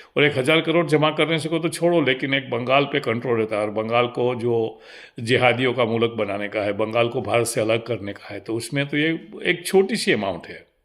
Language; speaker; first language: Hindi; non-native, local second language; Gujarati